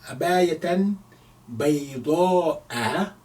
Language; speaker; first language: Arabic; non-native, fluent; English